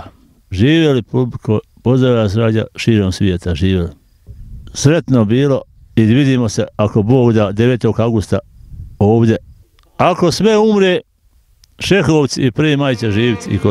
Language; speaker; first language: Serbian; native; Serbian